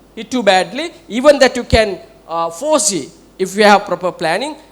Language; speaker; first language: English; non-native, local second language; Sinhala